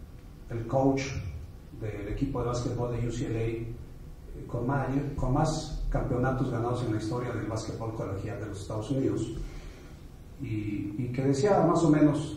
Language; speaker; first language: Spanish; native; Spanish